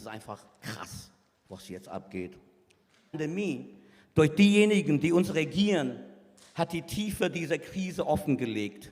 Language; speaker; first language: German; non-native, fluent; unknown